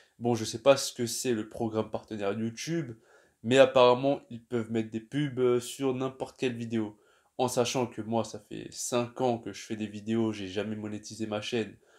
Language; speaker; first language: French; native; French